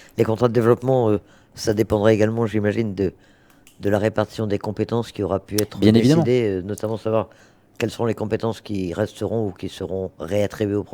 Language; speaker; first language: French; native; French